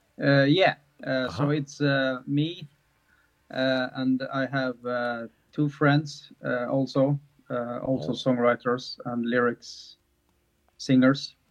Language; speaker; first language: English; non-native, fluent; Swedish